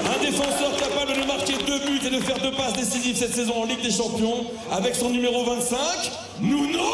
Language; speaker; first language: French; native; French